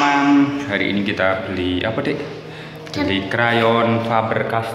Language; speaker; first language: Indonesian; native; Indonesian